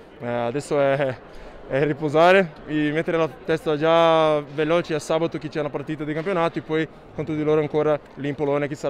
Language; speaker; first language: Italian; non-native, learner; Slovenian